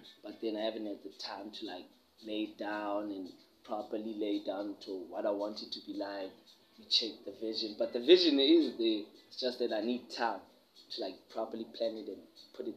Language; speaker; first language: English; non-native, local second language; Xhosa